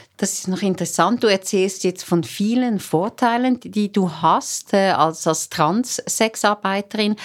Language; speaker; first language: German; native; German